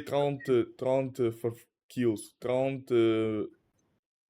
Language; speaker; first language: French; non-native, learner; Russian